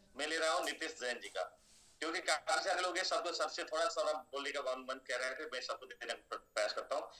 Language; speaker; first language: Hindi; native; Hindi